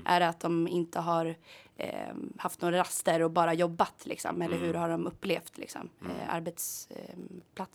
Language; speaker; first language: Swedish; native; Swedish